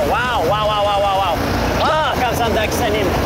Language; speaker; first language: Korean; non-native, fluent; English